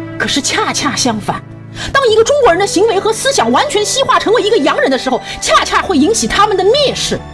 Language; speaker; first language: Chinese; native; Chinese